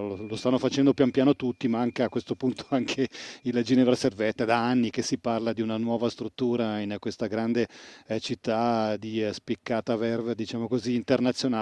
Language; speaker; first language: Italian; native; Italian